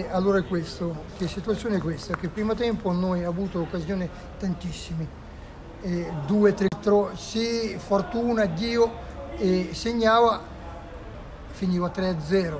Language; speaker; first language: Italian; non-native, learner; Russian